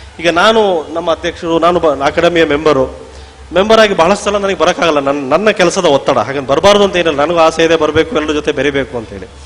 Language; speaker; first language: Kannada; non-native, local second language; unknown